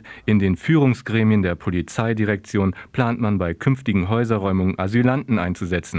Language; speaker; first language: German; native; German